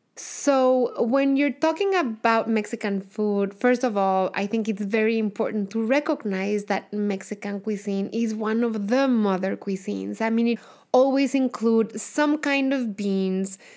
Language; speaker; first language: English; non-native, fluent; Spanish